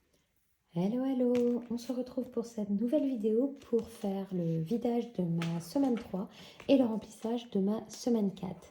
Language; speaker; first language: French; native; French